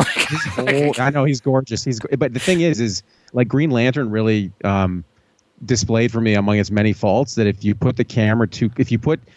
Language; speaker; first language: English; native; English